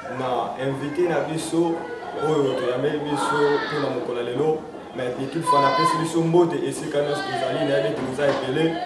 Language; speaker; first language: Lingala; native; Lingala